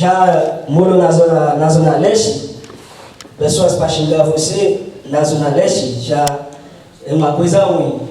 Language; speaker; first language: Portuguese; non-native, learner; Haitian Creole